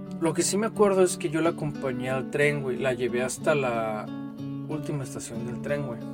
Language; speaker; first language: Spanish; native; Spanish